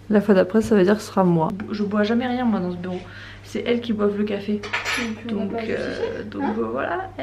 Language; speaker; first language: French; native; French